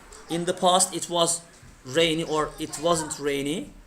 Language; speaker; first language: English; non-native, fluent; Turkish